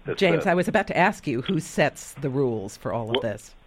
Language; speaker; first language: English; native; English